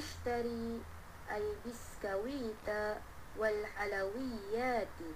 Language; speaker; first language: Arabic; non-native, learner; Malay